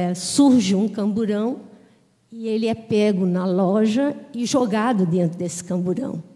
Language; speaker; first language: Portuguese; native; Portuguese